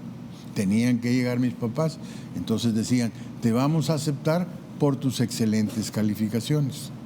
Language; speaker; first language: Spanish; native; Spanish